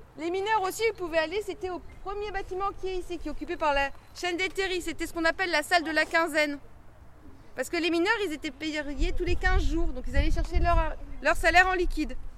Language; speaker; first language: French; native; French